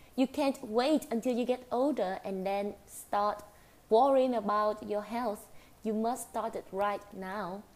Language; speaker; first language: English; non-native, fluent; Vietnamese